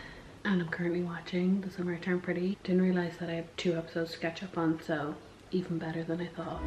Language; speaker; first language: English; native; English